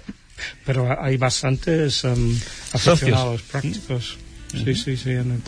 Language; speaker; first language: Spanish; non-native, fluent; English